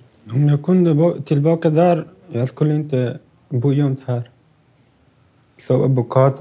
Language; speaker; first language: Swedish; non-native, learner; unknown